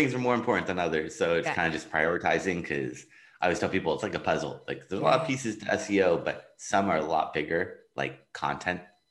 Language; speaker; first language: English; native; English